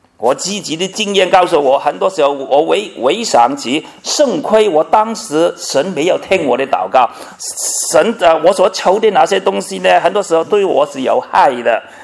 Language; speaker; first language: Chinese; non-native, local second language; Cantonese